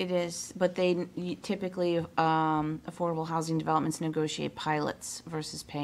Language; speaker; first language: English; native; English